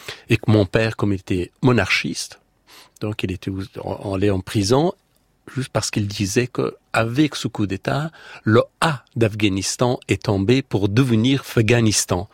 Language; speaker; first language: French; non-native, fluent; Persian